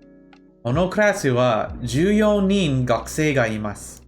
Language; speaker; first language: Japanese; non-native, learner; English